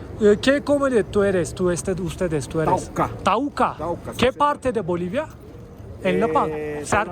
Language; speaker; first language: Spanish; non-native, learner; Turkish